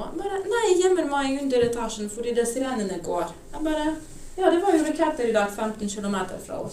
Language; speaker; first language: Norwegian; non-native, fluent; Ukrainian